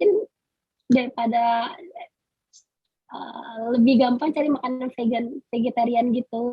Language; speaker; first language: Indonesian; native; Indonesian